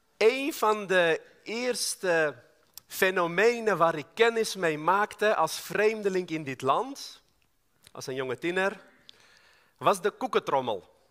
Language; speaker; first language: Dutch; non-native, fluent; Armenian